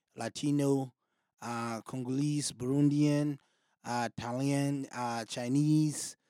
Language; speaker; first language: English; non-native, local second language; Rundi